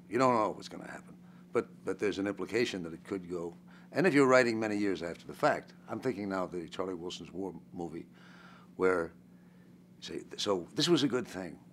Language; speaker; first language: English; native; English